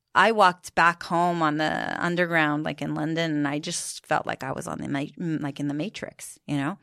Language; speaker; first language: English; non-native, fluent; Hebrew